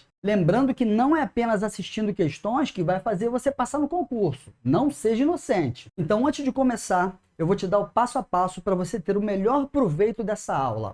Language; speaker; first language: Portuguese; native; Portuguese